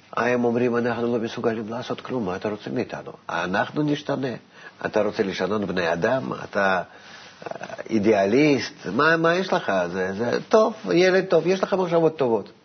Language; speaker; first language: Hebrew; non-native, fluent; Russian